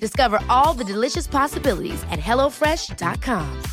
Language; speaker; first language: English; native; English